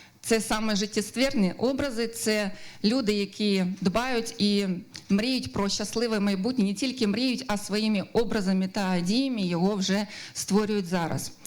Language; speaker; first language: Ukrainian; native; Ukrainian